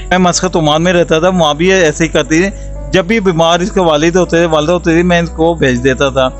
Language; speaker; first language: Urdu; non-native, local second language; Punjabi